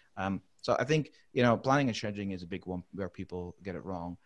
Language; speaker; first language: English; non-native, fluent; Dutch